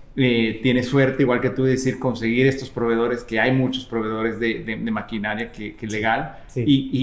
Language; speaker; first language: Spanish; native; Spanish